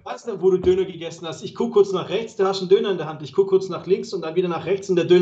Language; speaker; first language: German; native; German